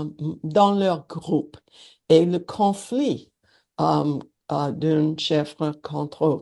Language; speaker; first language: French; non-native, learner; English